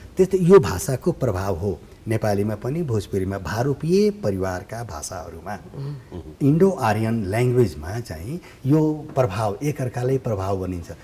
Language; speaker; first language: Nepali; non-native, local second language; Bhojpuri